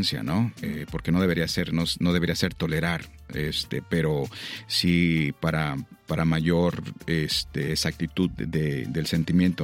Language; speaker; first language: Spanish; native; Spanish